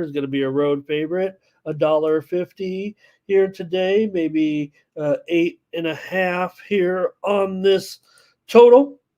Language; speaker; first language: English; native; English